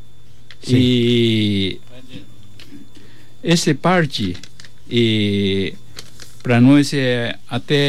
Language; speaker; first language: Portuguese; non-native, learner; Japanese